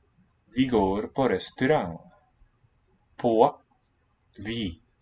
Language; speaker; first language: Swedish; non-native, learner; English